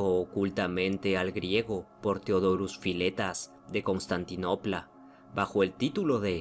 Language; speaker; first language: Spanish; native; Spanish